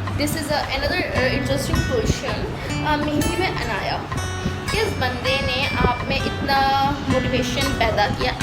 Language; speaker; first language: Urdu; native; Urdu